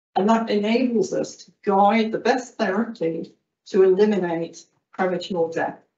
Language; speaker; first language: English; native; English